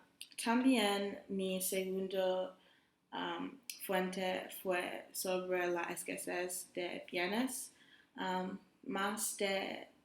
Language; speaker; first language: Spanish; non-native, learner; English